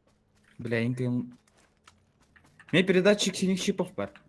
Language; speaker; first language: Russian; non-native, local second language; Yakut